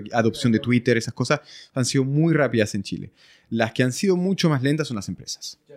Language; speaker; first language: Spanish; early bilingual, other home language; French